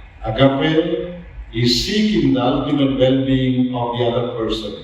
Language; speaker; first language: English; non-native, local second language; Malayalam